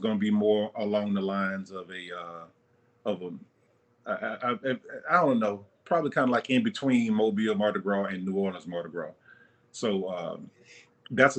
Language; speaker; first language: English; native; English